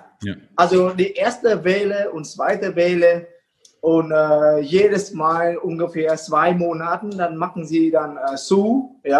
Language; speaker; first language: German; non-native, fluent; Vietnamese